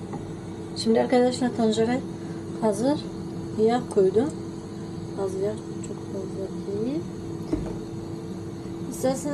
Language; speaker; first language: Turkish; non-native, learner; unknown